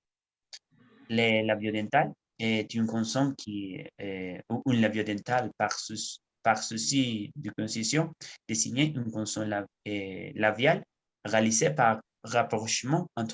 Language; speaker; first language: French; non-native, learner; Spanish